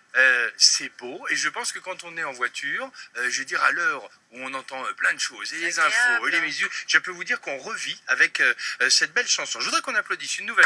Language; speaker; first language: French; native; French